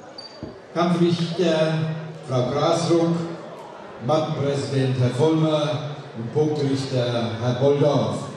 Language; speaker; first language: German; native; German